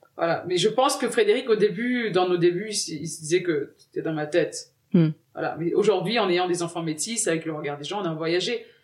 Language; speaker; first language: French; early bilingual, other home language; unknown